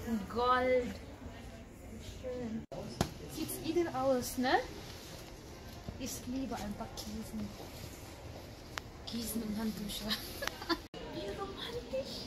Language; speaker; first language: German; non-native, learner; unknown